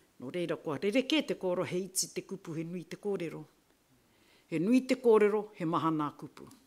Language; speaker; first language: Māori; native; Māori